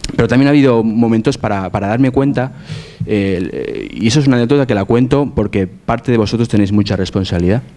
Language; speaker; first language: Spanish; native; Spanish